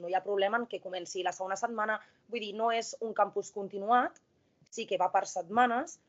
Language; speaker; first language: Catalan; native; Catalan